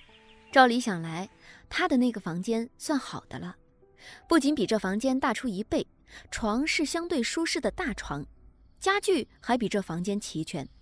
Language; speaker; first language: Chinese; native; Chinese